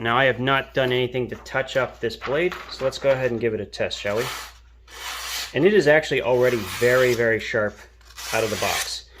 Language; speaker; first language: English; native; English